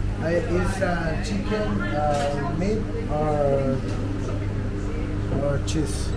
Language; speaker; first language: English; non-native, learner; Spanish